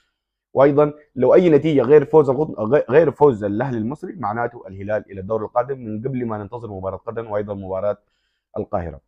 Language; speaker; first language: Arabic; native; Arabic